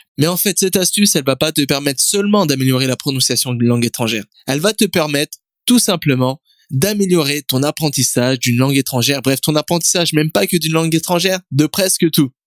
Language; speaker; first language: French; native; French